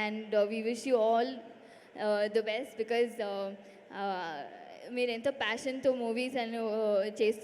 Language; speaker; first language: Telugu; non-native, local second language; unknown